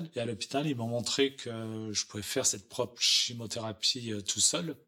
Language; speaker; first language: French; native; French